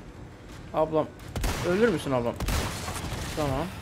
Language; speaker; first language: Turkish; native; Turkish